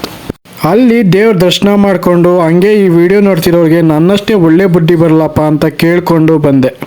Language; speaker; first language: Kannada; native; Kannada